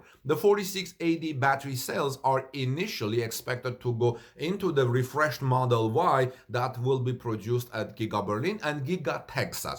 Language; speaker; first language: English; non-native, fluent; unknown